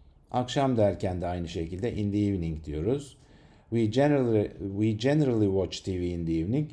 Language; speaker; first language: English; non-native, fluent; Turkish